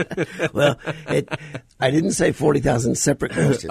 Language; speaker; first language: English; native; English